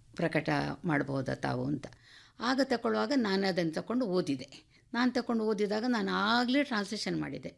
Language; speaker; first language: Kannada; non-native, local second language; Tulu